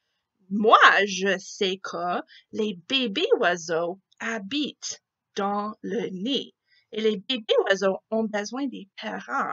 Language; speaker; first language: French; non-native, fluent; English